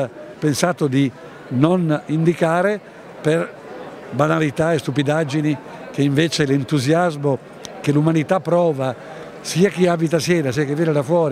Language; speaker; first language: Italian; native; Italian